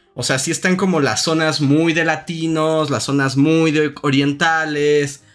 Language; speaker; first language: Spanish; native; Spanish